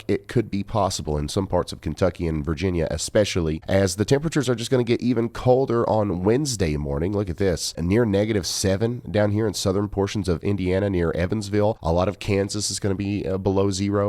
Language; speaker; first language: English; native; English